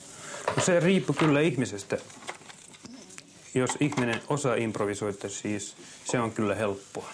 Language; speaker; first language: Finnish; non-native, fluent; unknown